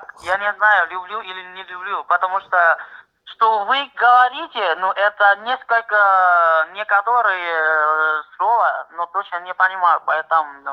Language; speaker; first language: Russian; non-native, learner; Chinese